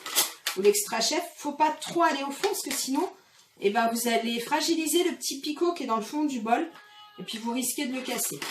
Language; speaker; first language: French; native; French